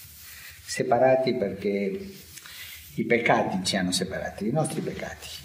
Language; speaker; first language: Italian; early bilingual, heritage; Spanish